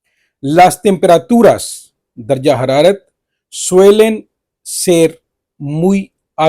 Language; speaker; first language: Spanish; non-native, fluent; Urdu